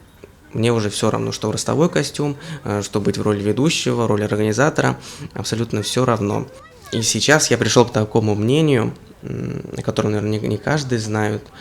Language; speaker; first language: Russian; native; Russian